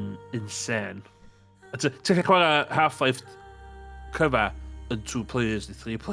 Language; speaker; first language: Welsh; native; Welsh